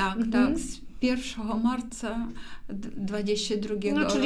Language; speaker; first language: Polish; non-native, learner; Ukrainian